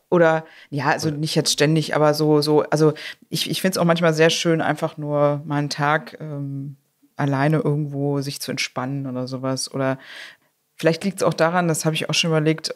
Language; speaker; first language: German; native; German